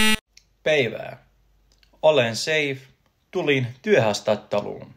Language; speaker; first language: Finnish; non-native, learner; Arabic